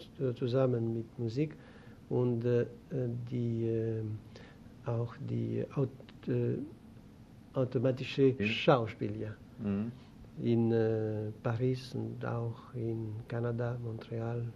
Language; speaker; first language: German; non-native, learner; Greek